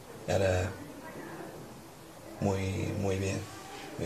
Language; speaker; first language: Spanish; non-native, learner; English